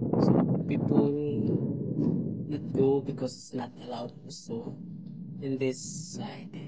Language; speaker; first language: English; non-native, learner; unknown